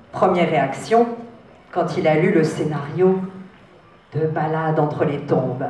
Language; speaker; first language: French; native; French